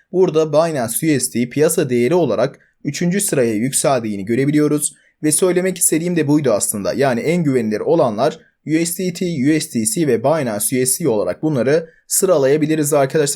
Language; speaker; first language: Turkish; native; Turkish